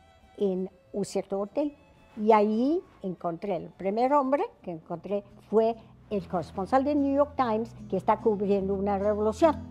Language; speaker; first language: Spanish; non-native, fluent; English